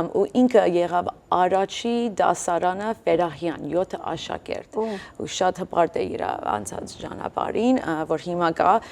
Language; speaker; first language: Armenian; early bilingual, heritage; Armenian